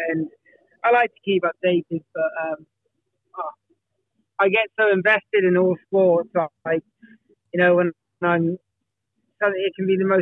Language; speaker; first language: English; native; English